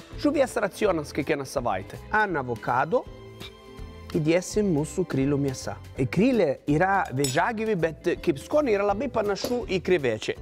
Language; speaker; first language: Lithuanian; non-native, fluent; Italian